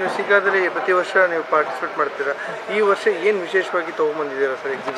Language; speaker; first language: Kannada; native; Kannada